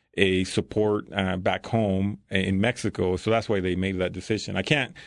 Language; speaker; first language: English; early bilingual, other home language; Spanish